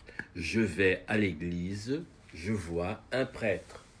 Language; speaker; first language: French; non-native, fluent; Portuguese